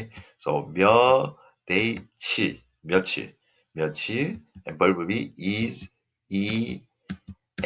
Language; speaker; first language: English; non-native, fluent; Korean